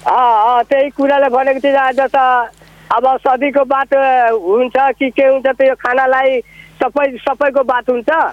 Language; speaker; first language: Nepali; non-native, local second language; Bhojpuri